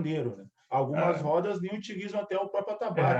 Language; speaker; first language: Portuguese; native; Portuguese